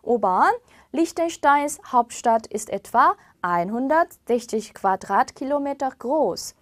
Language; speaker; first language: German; non-native, fluent; Korean